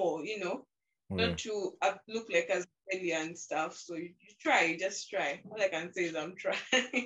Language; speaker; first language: English; non-native, local second language; Ganda